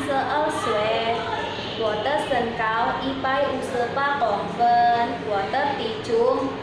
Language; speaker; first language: Chinese; non-native, learner; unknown